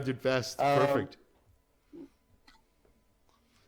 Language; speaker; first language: English; native; English